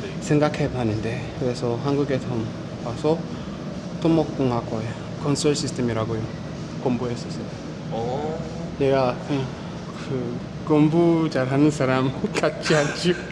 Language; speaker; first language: Korean; non-native, fluent; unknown